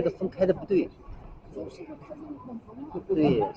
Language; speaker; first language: Chinese; native; Chinese